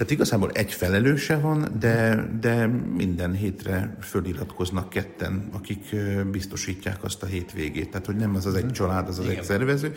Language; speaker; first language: Hungarian; native; Hungarian